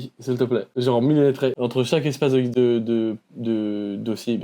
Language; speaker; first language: French; native; French